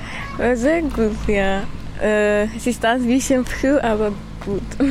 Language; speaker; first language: German; non-native, learner; Armenian